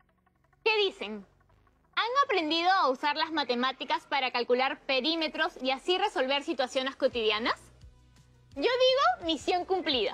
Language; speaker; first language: Spanish; native; Spanish